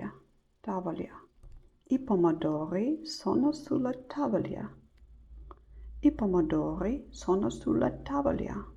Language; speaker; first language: Italian; non-native, learner; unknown